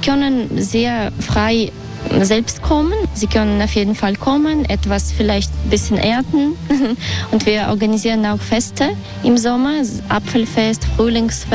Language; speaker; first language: German; non-native, learner; Russian